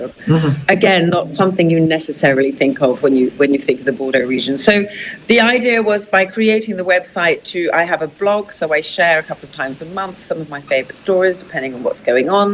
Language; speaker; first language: English; native; English